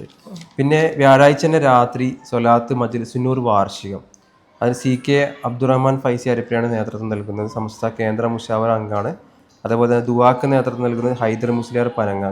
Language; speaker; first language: Malayalam; native; Malayalam